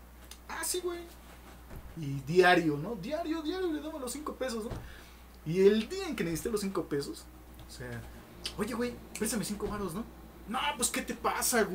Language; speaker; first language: Spanish; native; Spanish